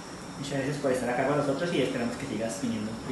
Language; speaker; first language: Spanish; native; Spanish